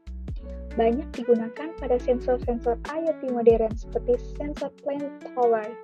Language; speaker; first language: Indonesian; native; Indonesian